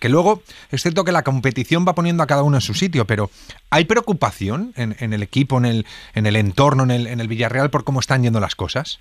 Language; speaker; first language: Spanish; native; Spanish